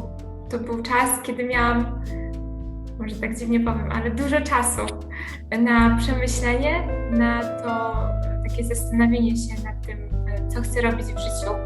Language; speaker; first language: Polish; early bilingual, heritage; Polish